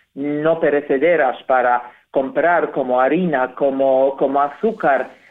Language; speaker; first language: Spanish; non-native, fluent; Polish